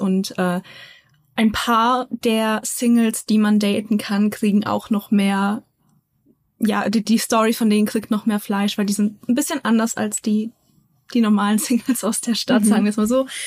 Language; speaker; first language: German; native; German